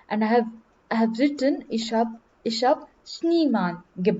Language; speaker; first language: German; non-native, learner; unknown